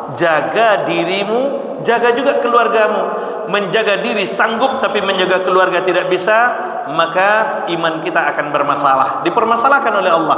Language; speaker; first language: Indonesian; native; Indonesian